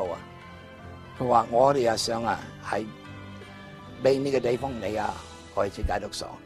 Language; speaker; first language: Chinese; non-native, learner; English